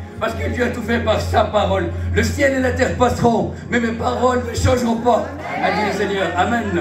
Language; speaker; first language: French; early bilingual, other home language; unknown